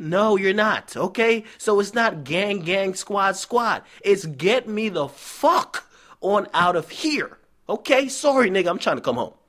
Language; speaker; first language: English; native; English